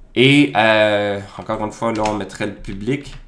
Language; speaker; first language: French; native; French